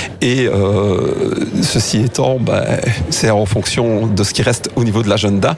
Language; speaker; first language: French; native; French